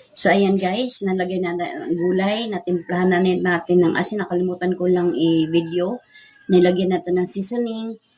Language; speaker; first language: Filipino; non-native, local second language; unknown